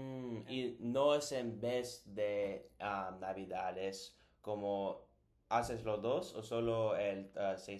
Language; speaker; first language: Spanish; non-native, learner; English